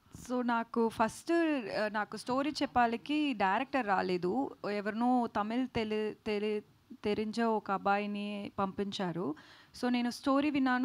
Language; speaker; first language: Telugu; non-native, learner; Tamil